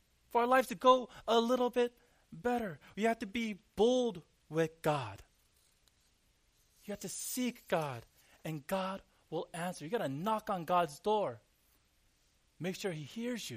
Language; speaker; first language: English; early bilingual, other home language; Korean